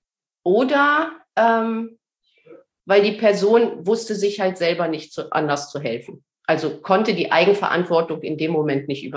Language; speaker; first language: German; native; German